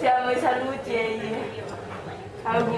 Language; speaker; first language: Italian; non-native, fluent; Malagasy